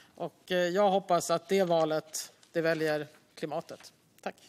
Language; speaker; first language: Swedish; native; Swedish